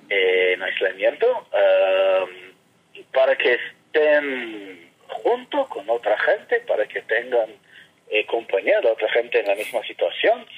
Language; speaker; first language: Spanish; non-native, fluent; Hebrew